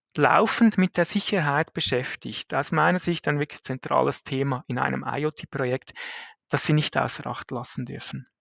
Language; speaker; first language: German; native; German